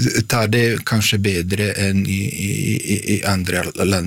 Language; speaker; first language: Norwegian; non-native, fluent; Bosnian